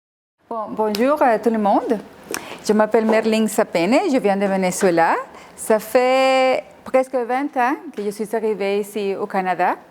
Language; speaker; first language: French; non-native, fluent; Spanish